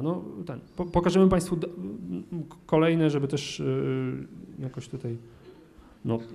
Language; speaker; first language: Polish; native; Polish